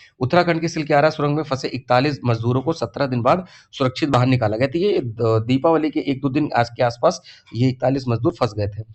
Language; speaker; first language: Hindi; native; Hindi